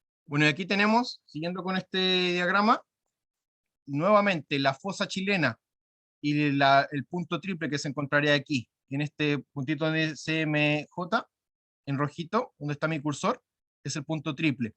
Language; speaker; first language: Spanish; native; Spanish